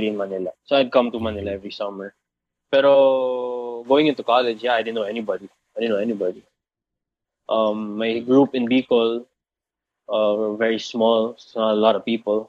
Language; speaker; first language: English; non-native, local second language; Bikol